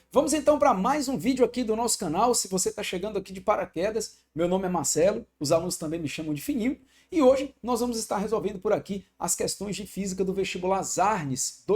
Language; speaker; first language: Portuguese; native; Portuguese